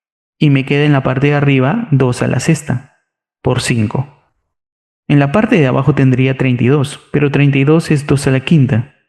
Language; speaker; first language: Spanish; native; Spanish